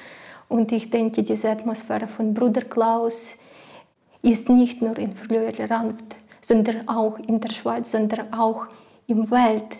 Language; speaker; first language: German; non-native, learner; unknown